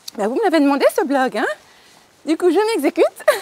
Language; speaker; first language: French; native; French